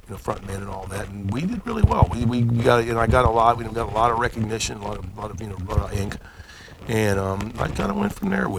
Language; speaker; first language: English; native; English